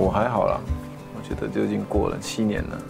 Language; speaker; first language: Chinese; native; Chinese